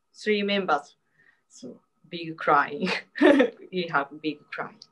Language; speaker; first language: English; non-native, learner; Japanese